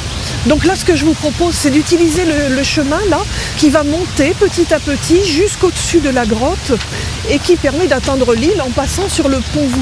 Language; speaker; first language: French; native; French